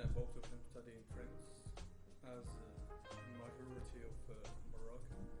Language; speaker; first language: English; non-native, fluent; Arabic